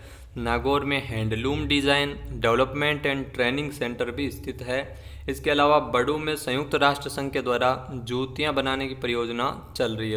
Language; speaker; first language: Hindi; native; Hindi